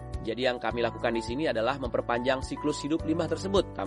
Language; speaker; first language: Indonesian; native; Indonesian